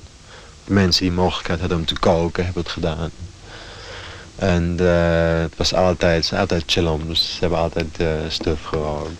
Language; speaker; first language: Dutch; non-native, fluent; German